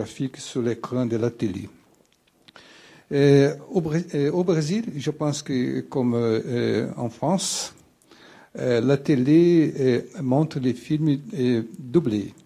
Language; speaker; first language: French; non-native, fluent; Portuguese